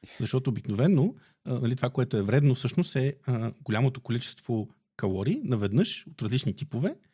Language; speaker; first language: Bulgarian; native; Bulgarian